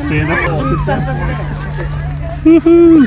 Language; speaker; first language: English; native; English